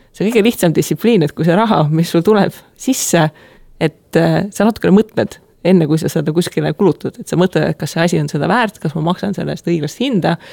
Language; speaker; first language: Estonian; native; Estonian